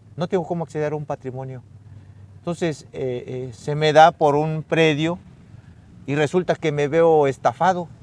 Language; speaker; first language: Spanish; native; Spanish